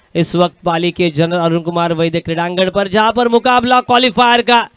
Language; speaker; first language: Hindi; non-native, local second language; Marathi